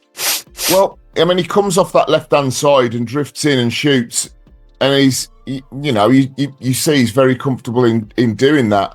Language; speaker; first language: English; native; English